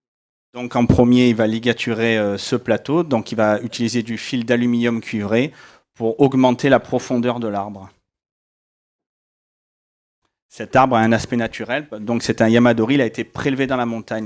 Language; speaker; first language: French; native; French